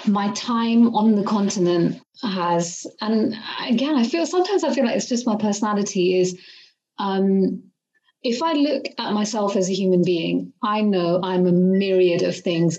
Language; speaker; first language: English; native; English